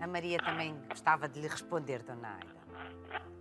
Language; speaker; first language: Portuguese; native; Portuguese